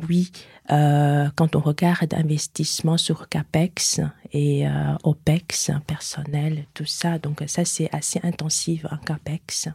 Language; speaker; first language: French; non-native, fluent; Chinese